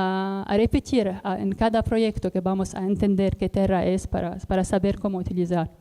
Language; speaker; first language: Spanish; non-native, learner; Arabic